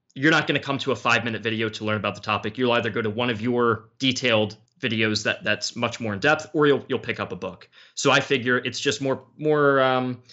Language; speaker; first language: English; native; English